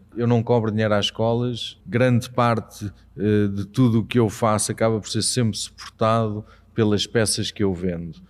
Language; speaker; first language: Portuguese; native; Portuguese